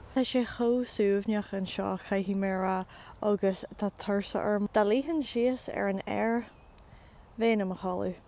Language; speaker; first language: Irish; non-native, local second language; English